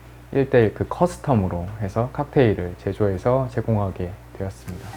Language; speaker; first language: Korean; native; Korean